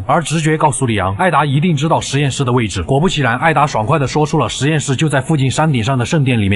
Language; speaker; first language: Chinese; native; Chinese